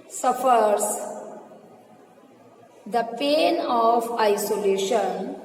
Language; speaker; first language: English; non-native, local second language; Hindi